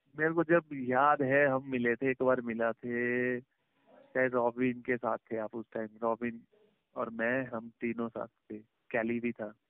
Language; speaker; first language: Hindi; native; Hindi